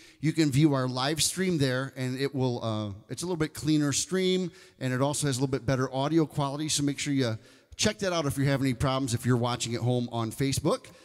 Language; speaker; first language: English; native; English